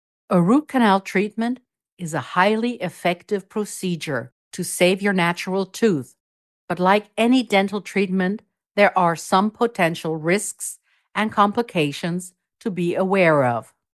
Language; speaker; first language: English; non-native, fluent; German